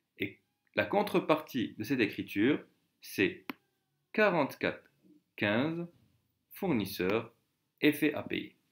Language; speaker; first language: French; non-native, local second language; Arabic